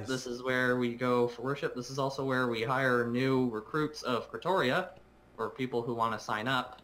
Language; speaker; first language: English; native; English